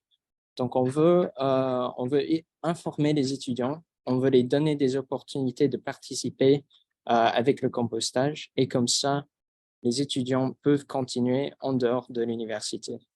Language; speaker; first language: French; non-native, fluent; English